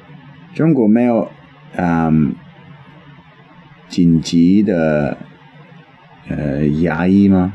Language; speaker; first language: Chinese; non-native, learner; English